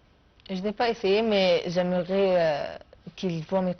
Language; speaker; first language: French; non-native, fluent; Arabic